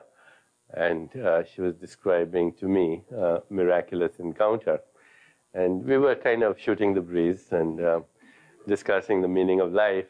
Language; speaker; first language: English; non-native, local second language; Hindi